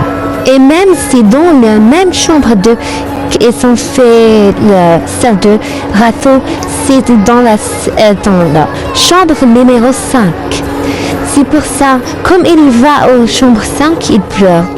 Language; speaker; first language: French; non-native, learner; Arabic